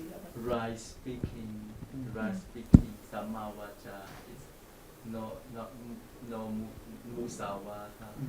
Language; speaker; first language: English; non-native, learner; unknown